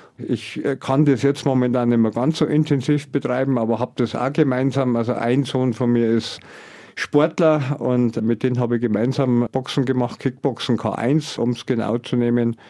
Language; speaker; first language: German; native; German